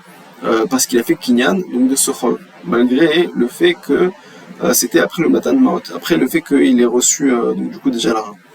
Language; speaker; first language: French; native; French